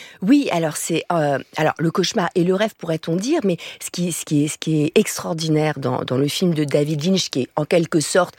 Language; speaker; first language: French; native; French